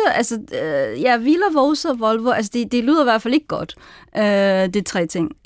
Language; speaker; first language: Danish; non-native, fluent; Chinese